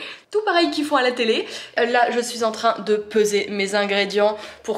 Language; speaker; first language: French; native; French